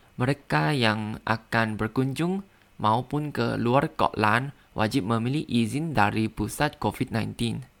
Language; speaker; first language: Indonesian; non-native, learner; Thai